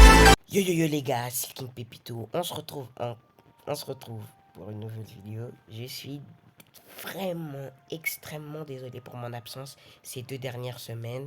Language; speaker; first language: French; native; French